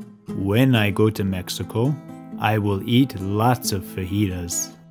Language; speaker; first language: Spanish; non-native, fluent; English